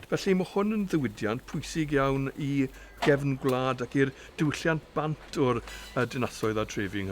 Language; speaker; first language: Welsh; native; Welsh